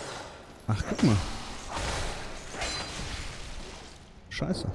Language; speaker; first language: German; native; German